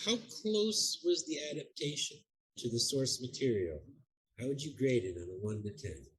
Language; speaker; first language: English; native; English